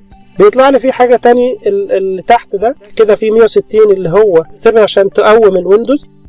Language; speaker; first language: Arabic; native; Arabic